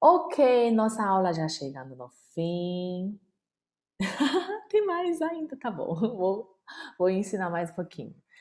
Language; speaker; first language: Portuguese; non-native, fluent; Chinese